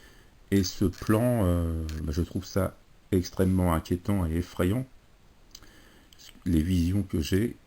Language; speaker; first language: French; native; French